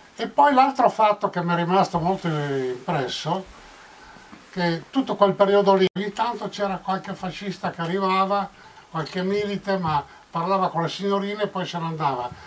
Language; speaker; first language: Italian; native; Italian